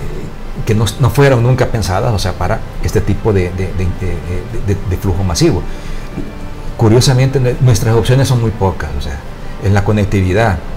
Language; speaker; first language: Spanish; native; Spanish